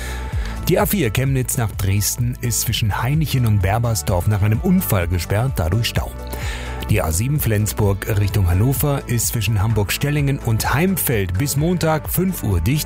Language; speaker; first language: German; native; German